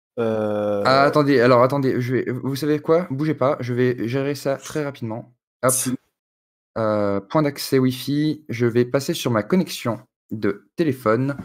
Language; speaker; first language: French; native; French